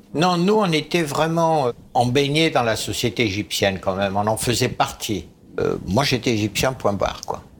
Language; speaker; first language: French; early bilingual, other home language; Arabic